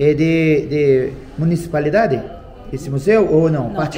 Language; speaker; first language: Spanish; non-native, learner; Portuguese